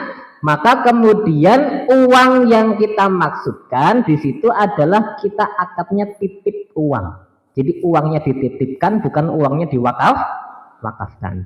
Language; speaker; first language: Indonesian; native; Indonesian